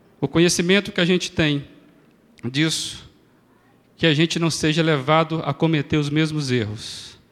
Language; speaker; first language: Portuguese; native; Portuguese